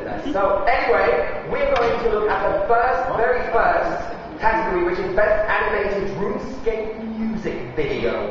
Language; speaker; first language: English; native; English